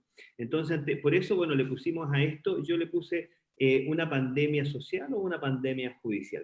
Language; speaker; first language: Spanish; native; Spanish